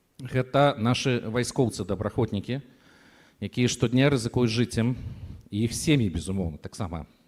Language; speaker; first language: Belarusian; native; Belarusian